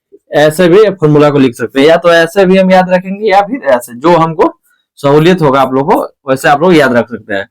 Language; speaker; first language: Hindi; native; Hindi